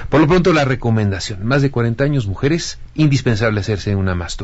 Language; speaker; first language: Spanish; native; Spanish